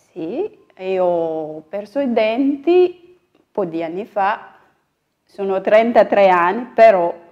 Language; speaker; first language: Italian; non-native, learner; Malagasy